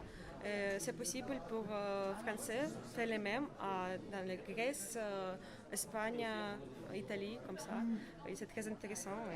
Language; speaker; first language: French; non-native, learner; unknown